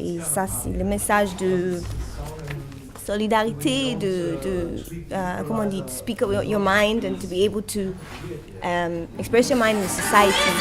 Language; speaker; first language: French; non-native, learner; English